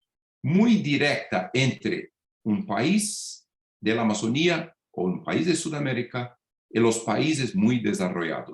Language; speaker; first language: Spanish; non-native, fluent; Portuguese